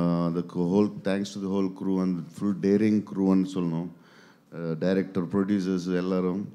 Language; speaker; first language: Tamil; non-native, learner; Telugu